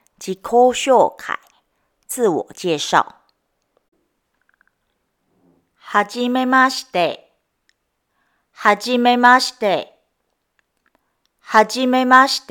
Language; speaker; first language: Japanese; non-native, fluent; Chinese